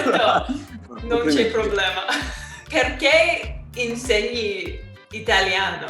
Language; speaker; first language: Italian; non-native, learner; English